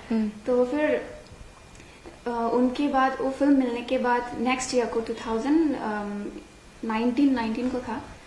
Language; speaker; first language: Hindi; non-native, local second language; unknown